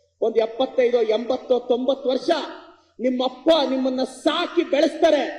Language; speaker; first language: Kannada; native; Kannada